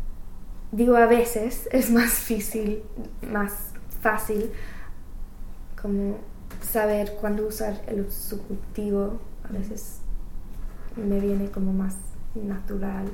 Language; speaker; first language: Spanish; non-native, learner; English